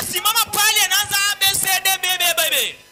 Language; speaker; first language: Swahili; native; Swahili